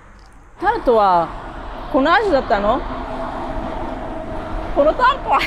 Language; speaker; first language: Japanese; non-native, learner; Arabic